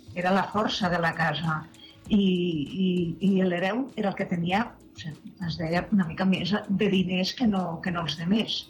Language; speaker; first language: Catalan; native; Catalan